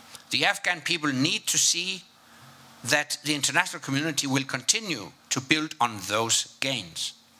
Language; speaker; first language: English; non-native, fluent; Danish